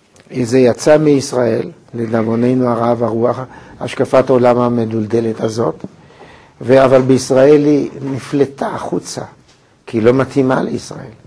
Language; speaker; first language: Hebrew; native; Hebrew